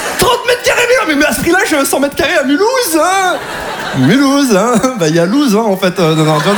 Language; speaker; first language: French; native; French